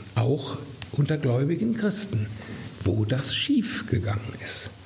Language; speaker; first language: German; native; German